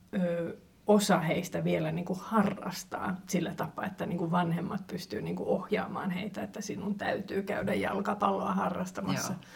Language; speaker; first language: Finnish; non-native, local second language; Swedish